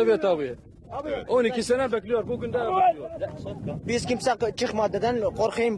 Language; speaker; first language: Turkish; non-native, learner; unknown